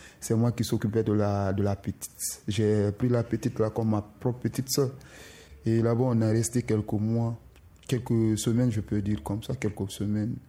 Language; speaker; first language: French; non-native, local second language; Susu